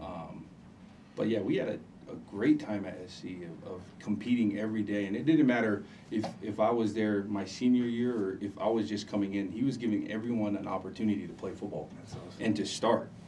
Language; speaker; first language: English; native; English